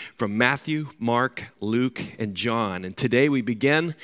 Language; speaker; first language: English; native; English